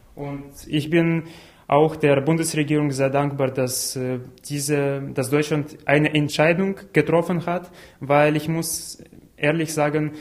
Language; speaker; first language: German; non-native, fluent; Ukrainian